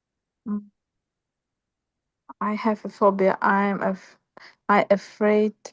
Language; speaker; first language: English; non-native, learner; Russian